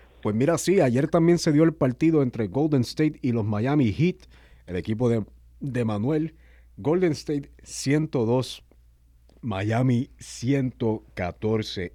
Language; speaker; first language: Spanish; native; Spanish